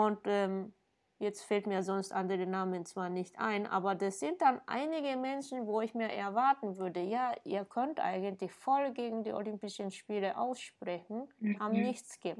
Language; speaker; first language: German; non-native, fluent; Japanese